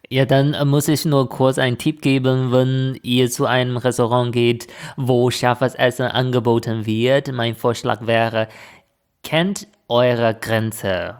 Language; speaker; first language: German; non-native, fluent; Chinese